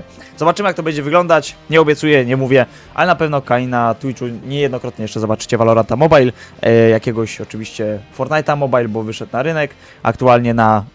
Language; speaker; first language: Polish; native; Polish